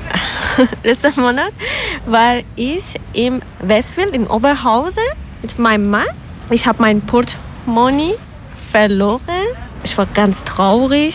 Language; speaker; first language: German; non-native, learner; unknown